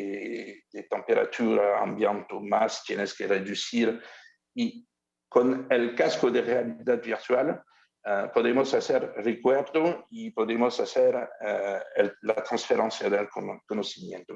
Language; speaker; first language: Spanish; non-native, learner; French